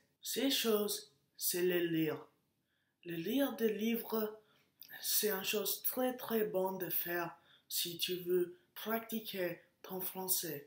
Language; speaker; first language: French; non-native, learner; Spanish